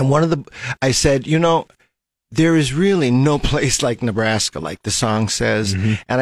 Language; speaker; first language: English; native; English